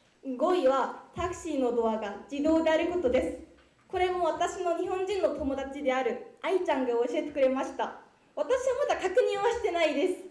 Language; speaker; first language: Japanese; non-native, fluent; Korean